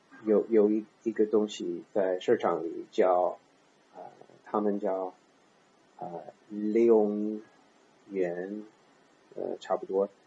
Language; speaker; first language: Chinese; non-native, learner; English